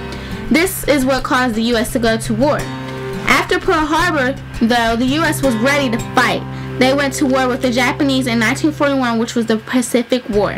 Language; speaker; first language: English; native; English